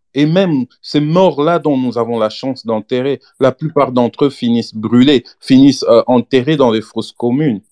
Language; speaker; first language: French; non-native, local second language; Lingala